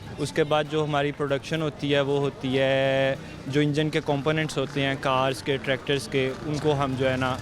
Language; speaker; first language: Urdu; non-native, local second language; Punjabi